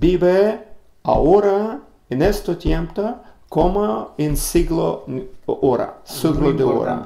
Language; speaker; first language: Spanish; non-native, learner; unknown